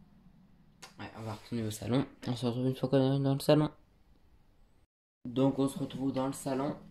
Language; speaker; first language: French; native; French